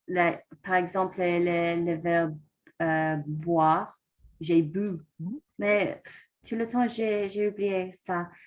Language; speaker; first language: French; non-native, learner; English